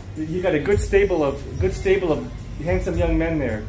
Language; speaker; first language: English; native; English